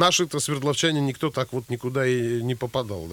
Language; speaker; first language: Russian; native; Russian